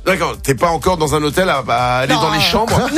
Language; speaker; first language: French; native; French